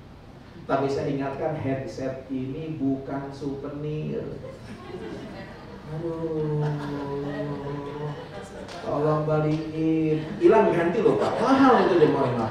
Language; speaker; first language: Indonesian; native; Indonesian